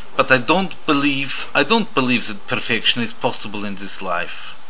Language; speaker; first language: English; native; English